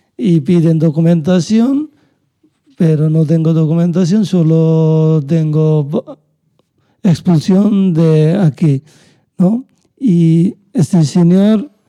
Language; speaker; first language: Spanish; non-native, learner; Bangla